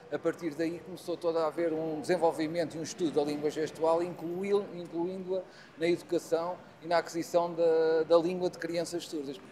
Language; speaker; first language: Portuguese; native; Portuguese